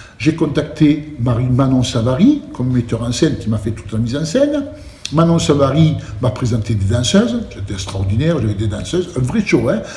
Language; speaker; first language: French; early bilingual, other home language; Italian